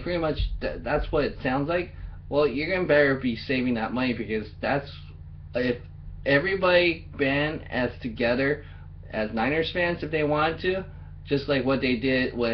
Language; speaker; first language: English; native; English